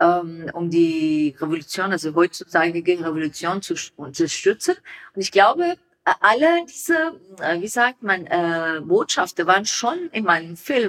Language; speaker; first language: German; non-native, learner; Persian